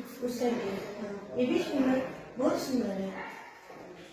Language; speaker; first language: Hindi; non-native, local second language; Bangla